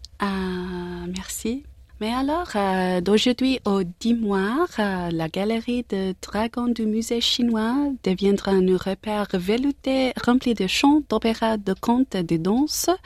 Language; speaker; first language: French; non-native, learner; English